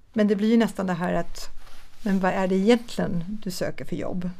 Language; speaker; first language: Swedish; early bilingual, other home language; German